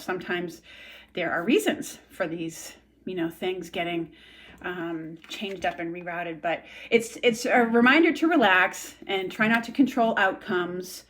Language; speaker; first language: English; native; English